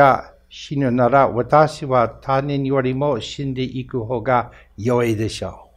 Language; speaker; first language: Japanese; non-native, fluent; English